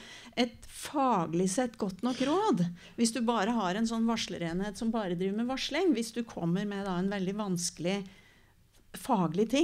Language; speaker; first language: Norwegian; native; Norwegian